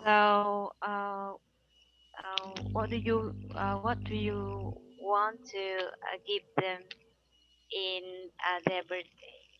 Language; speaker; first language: English; non-native, learner; Vietnamese